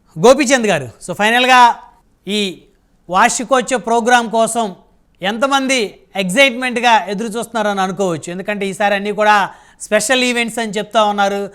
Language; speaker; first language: Telugu; native; Telugu